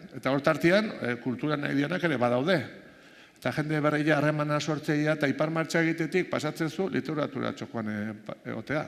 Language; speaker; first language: Basque; native; Basque